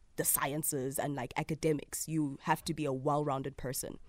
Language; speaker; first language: English; non-native, local second language; Zulu